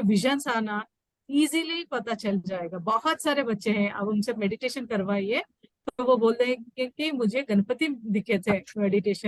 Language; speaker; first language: Hindi; native; Hindi